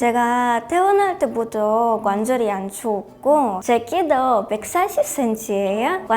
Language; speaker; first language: Korean; non-native, learner; Polish